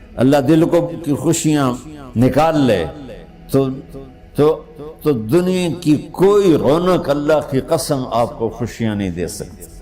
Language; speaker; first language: Urdu; non-native, local second language; Punjabi